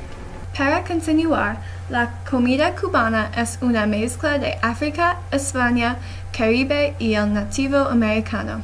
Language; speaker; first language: Spanish; non-native, learner; English